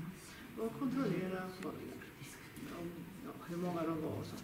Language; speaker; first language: Swedish; native; Swedish